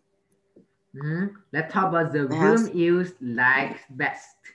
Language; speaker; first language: English; non-native, learner; Vietnamese